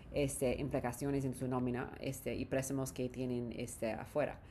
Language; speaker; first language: Spanish; non-native, fluent; English